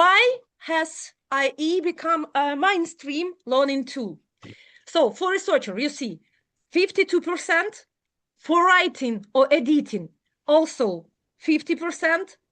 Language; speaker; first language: English; non-native, learner; Ukrainian